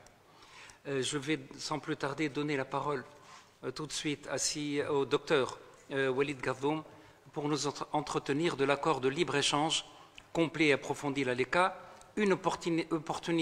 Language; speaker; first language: French; non-native, local second language; Arabic